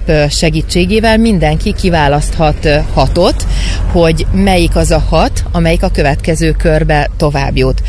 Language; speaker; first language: Hungarian; native; Hungarian